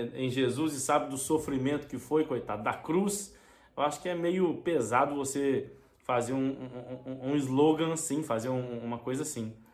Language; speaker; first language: Portuguese; native; Portuguese